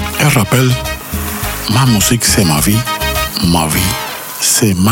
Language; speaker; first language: French; non-native, learner; Spanish